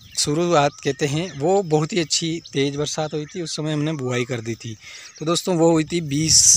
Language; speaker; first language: Hindi; native; Hindi